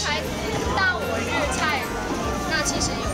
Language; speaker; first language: Chinese; non-native, local second language; Cantonese